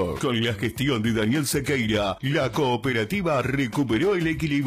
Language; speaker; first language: Spanish; native; Spanish